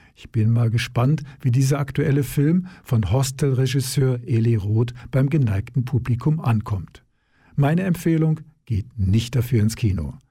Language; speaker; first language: German; native; German